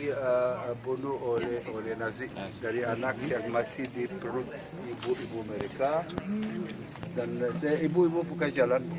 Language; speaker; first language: Indonesian; non-native, learner; Hebrew